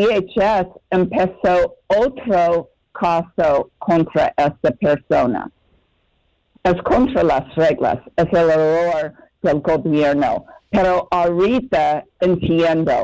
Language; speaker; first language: Spanish; non-native, fluent; English